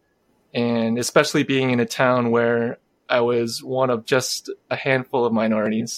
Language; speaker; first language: English; native; English